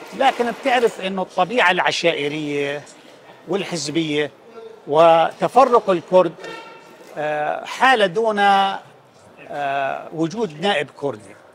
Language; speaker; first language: Arabic; native; Arabic